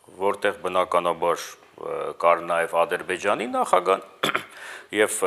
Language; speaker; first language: Armenian; native; Armenian